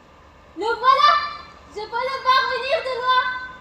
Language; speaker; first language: French; non-native, learner; Arabic